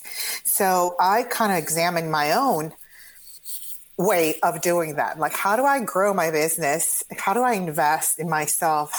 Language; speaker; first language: English; non-native, fluent; Croatian